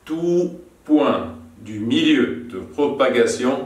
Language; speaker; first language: French; non-native, local second language; Arabic